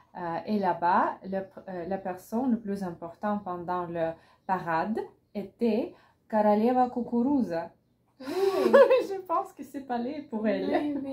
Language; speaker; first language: French; non-native, learner; Russian